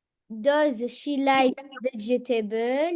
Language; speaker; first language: English; non-native, learner; French